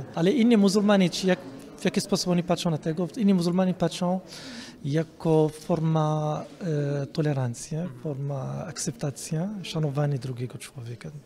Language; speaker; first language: Polish; non-native, fluent; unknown